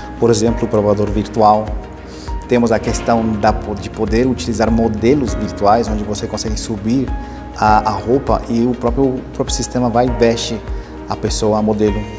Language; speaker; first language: Portuguese; early bilingual, other home language; Spanish